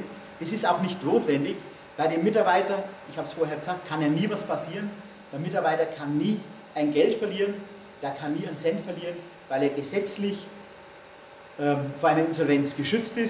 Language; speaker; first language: German; native; German